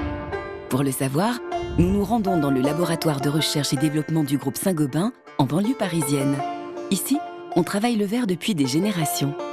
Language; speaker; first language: French; native; French